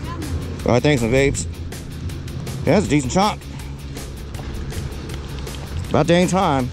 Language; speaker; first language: English; native; English